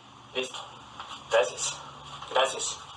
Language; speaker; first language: Spanish; non-native, fluent; Portuguese